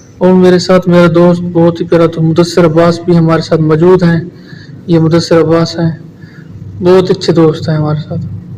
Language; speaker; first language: Urdu; native; Urdu